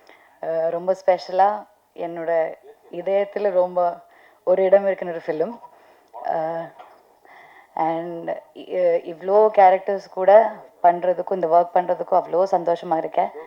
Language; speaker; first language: Tamil; non-native, fluent; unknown